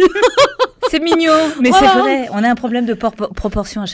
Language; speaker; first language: French; native; French